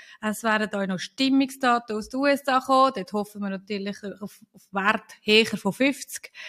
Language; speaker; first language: German; native; German